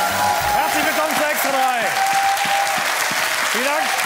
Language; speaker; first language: German; native; German